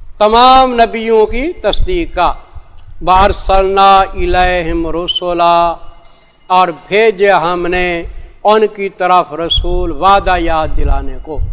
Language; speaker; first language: Urdu; non-native, local second language; Saraiki